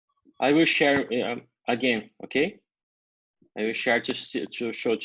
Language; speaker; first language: English; non-native, learner; Portuguese